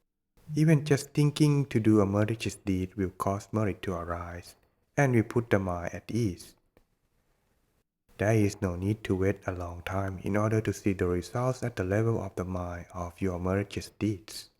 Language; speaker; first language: English; non-native, fluent; Thai